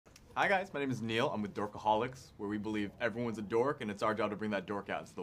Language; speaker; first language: English; native; English